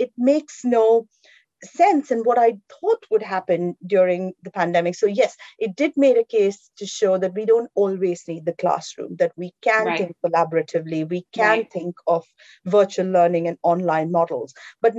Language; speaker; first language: English; non-native, local second language; Konkani